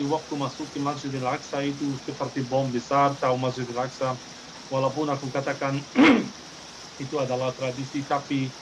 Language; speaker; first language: Indonesian; non-native, fluent; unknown